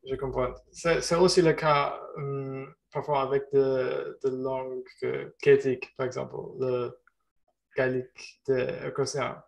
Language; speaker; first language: French; non-native, learner; German